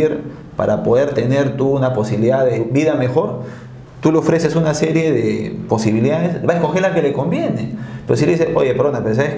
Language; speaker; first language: Spanish; native; Spanish